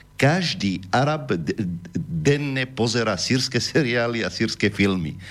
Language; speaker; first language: Slovak; non-native, fluent; Arabic